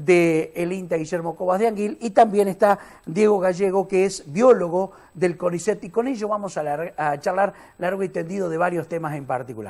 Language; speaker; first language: Spanish; native; Spanish